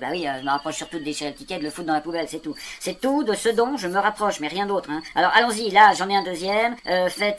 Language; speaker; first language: French; native; French